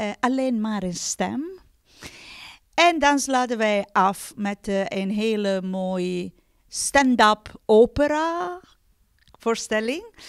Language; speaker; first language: Dutch; non-native, fluent; Italian